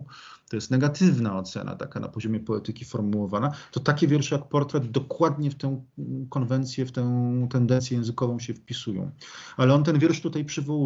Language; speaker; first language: Polish; native; Polish